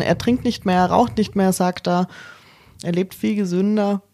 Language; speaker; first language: German; native; German